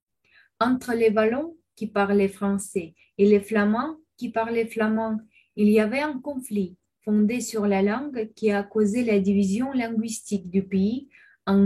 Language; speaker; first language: French; non-native, fluent; Russian